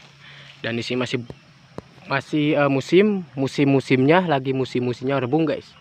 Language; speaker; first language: Indonesian; native; Indonesian